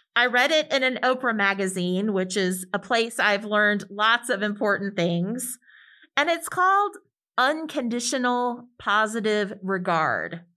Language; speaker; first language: English; native; English